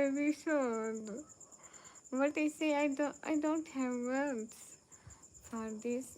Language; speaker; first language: English; non-native, learner; Urdu